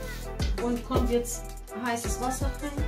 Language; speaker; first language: German; non-native, learner; Kurdish